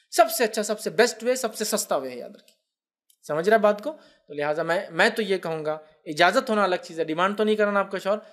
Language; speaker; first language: Urdu; native; Urdu